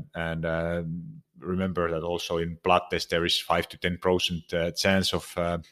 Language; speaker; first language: English; non-native, fluent; Finnish